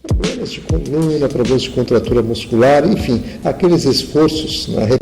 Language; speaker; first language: Portuguese; native; Portuguese